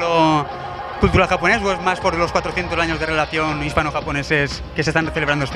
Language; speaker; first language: Spanish; native; Spanish